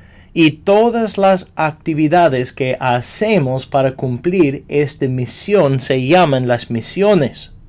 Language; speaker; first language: Spanish; non-native, fluent; English